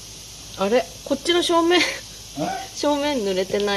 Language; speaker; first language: Japanese; native; Japanese